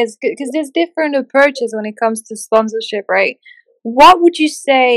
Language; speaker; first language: English; native; English